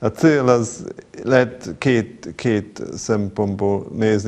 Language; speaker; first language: Hungarian; non-native, fluent; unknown